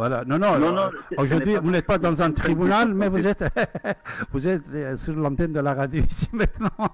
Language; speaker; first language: French; non-native, fluent; Persian